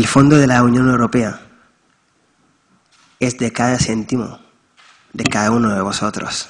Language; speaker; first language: Spanish; non-native, fluent; Wolof